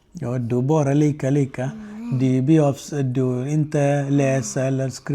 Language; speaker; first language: Swedish; non-native, learner; Malayalam